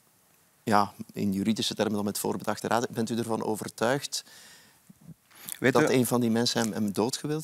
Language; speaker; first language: Dutch; native; Dutch